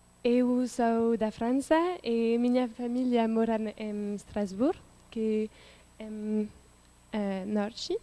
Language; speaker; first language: Portuguese; non-native, learner; French